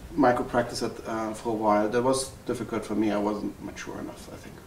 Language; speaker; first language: English; non-native, fluent; German